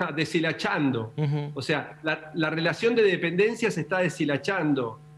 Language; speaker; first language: Spanish; native; Spanish